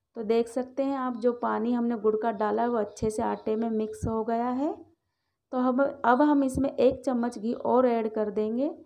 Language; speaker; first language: Hindi; native; Hindi